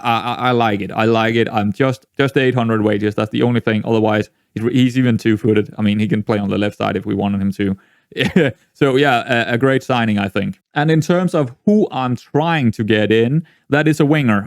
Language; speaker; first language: English; non-native, fluent; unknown